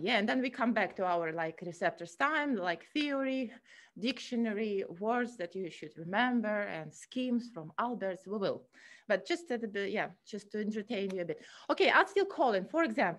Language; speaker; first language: English; non-native, fluent; Russian